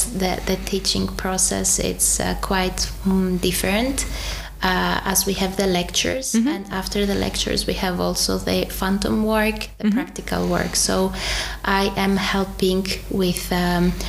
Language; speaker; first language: English; non-native, fluent; Greek